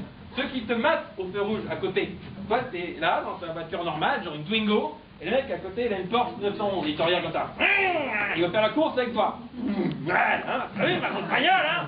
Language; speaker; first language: French; native; French